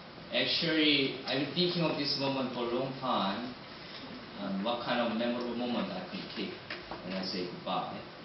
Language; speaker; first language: English; non-native, fluent; Korean